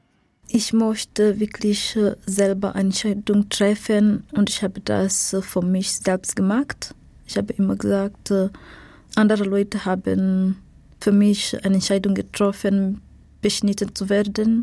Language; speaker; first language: German; non-native, fluent; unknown